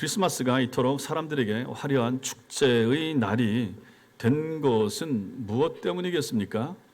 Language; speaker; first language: Korean; native; Korean